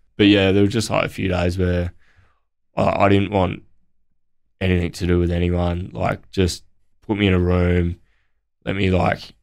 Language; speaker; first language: English; native; English